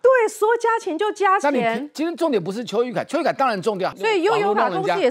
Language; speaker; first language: Chinese; native; Chinese